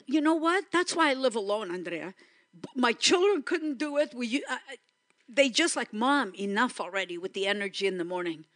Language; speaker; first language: English; early bilingual, other home language; Greek